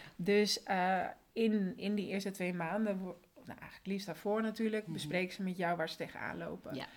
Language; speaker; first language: Dutch; early bilingual, other home language; Spanish